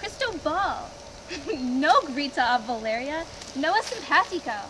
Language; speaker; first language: Spanish; non-native, learner; English